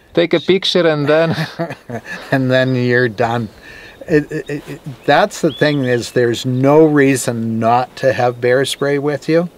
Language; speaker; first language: English; native; English